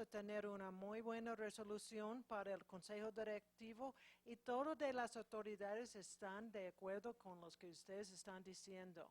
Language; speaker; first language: Spanish; non-native, fluent; English